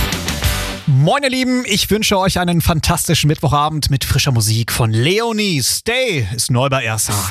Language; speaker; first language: German; native; German